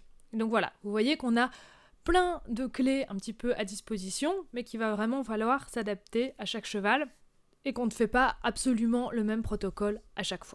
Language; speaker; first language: French; native; French